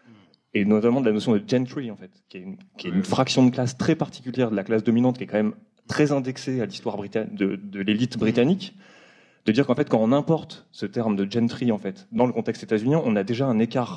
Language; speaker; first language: French; native; French